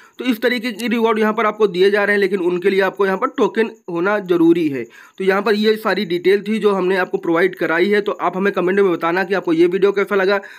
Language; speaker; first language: Hindi; native; Hindi